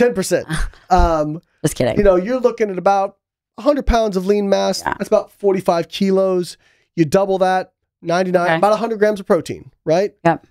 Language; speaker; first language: English; native; English